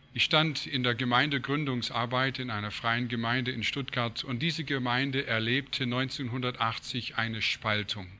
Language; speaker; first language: German; non-native, fluent; English